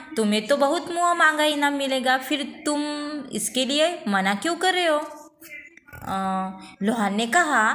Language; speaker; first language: Hindi; non-native, local second language; Marathi